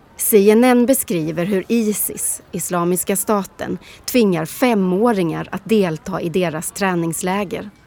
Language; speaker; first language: Swedish; native; Swedish